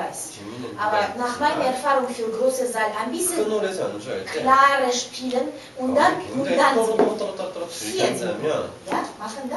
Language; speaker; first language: German; non-native, fluent; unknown